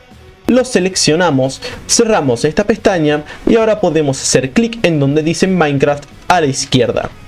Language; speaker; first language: Spanish; native; Spanish